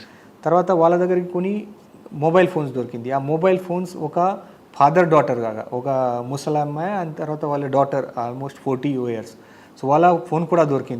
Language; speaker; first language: Telugu; non-native, fluent; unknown